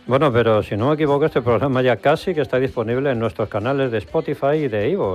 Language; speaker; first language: Spanish; native; Spanish